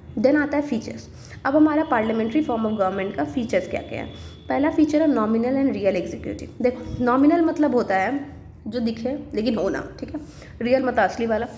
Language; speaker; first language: Hindi; native; Hindi